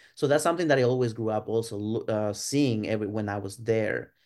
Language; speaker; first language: English; non-native, fluent; Spanish